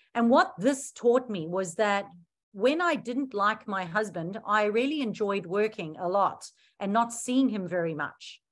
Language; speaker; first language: English; native; English